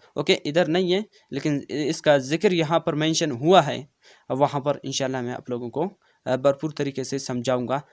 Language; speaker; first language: Urdu; non-native, local second language; Brahui